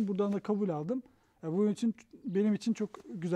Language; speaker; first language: Turkish; native; Turkish